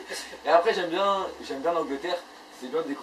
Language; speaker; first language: French; native; French